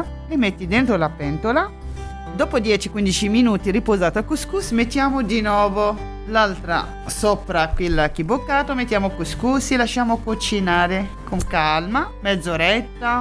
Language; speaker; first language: Italian; non-native, local second language; Arabic